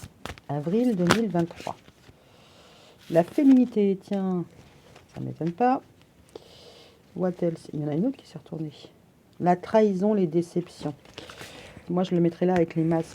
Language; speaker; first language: French; native; French